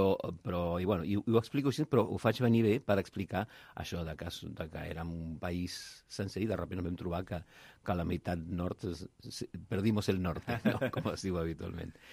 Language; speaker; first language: Catalan; early bilingual, heritage; Catalan